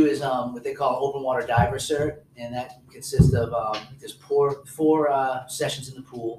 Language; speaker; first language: English; native; English